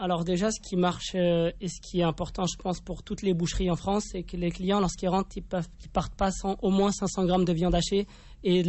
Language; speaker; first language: French; native; French